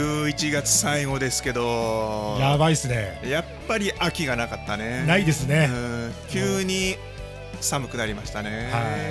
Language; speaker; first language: Japanese; native; Japanese